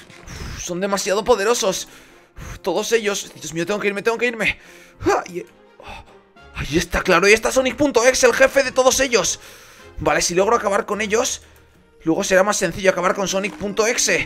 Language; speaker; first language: Spanish; native; Spanish